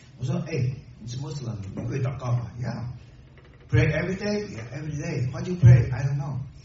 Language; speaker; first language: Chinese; native; Chinese